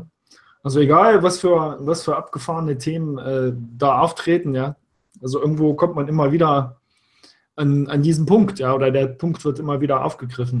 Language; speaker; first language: German; native; German